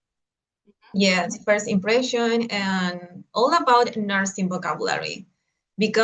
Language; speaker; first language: English; non-native, learner; Spanish